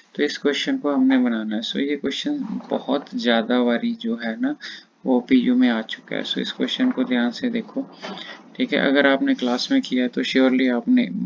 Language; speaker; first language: Hindi; non-native, local second language; Punjabi